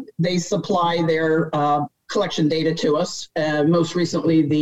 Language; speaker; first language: English; native; English